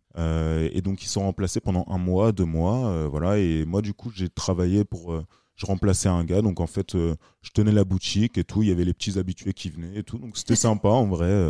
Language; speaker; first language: French; native; French